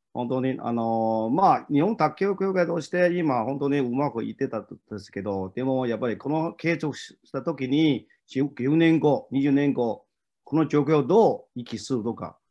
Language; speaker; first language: Japanese; non-native, fluent; Chinese